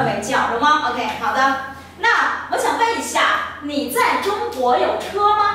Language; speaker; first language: Chinese; non-native, fluent; Vietnamese